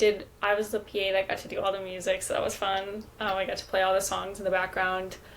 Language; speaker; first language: English; native; English